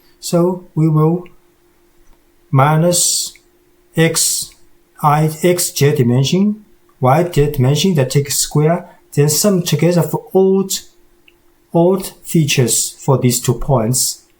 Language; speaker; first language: English; non-native, fluent; Chinese